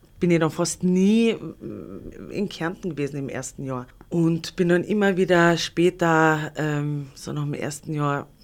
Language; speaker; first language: German; non-native, local second language; Slovenian